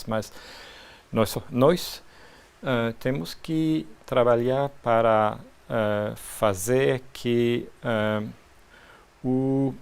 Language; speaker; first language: Portuguese; non-native, fluent; French